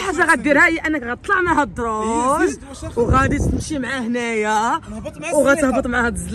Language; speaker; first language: Arabic; native; Arabic